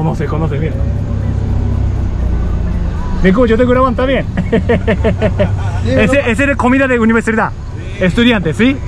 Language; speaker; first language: Spanish; non-native, learner; Japanese